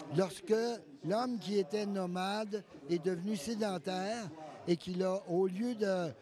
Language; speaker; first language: French; native; French